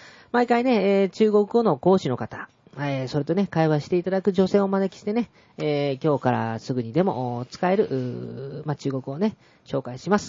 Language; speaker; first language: Japanese; native; Japanese